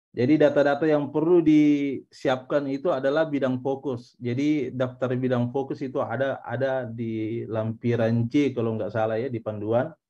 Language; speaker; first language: Indonesian; native; Indonesian